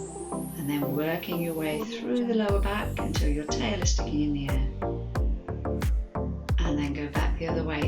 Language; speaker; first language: English; native; English